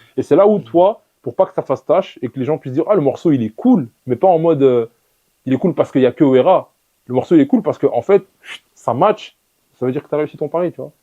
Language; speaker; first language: French; early bilingual, other home language; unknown